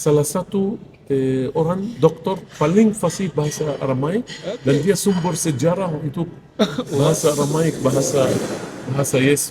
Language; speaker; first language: Indonesian; non-native, fluent; Arabic